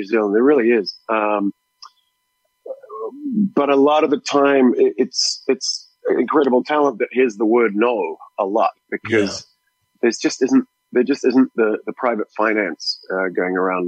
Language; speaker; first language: English; native; English